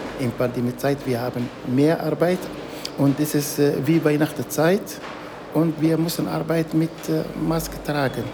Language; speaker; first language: German; non-native, learner; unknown